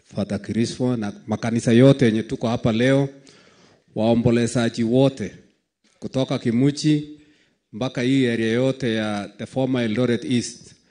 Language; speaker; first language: Swahili; native; Swahili